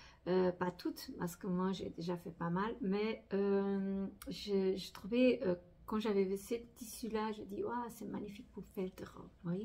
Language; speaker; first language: French; non-native, fluent; Portuguese